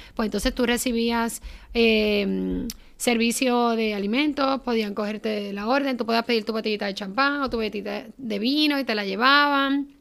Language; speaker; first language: Spanish; native; Spanish